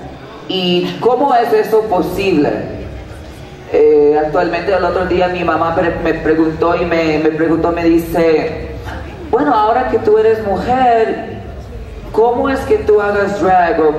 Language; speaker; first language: Spanish; early bilingual, heritage; Spanish